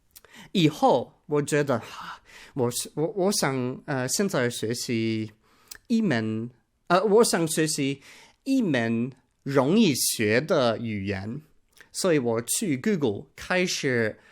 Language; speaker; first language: Chinese; non-native, learner; English